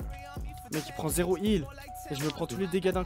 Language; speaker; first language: French; native; French